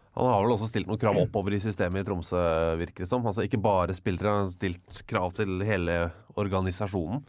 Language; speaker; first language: Norwegian; native; Norwegian